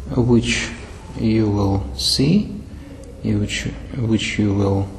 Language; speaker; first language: English; non-native, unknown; Russian